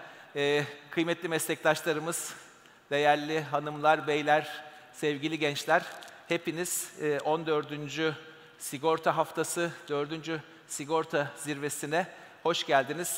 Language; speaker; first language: Turkish; native; Turkish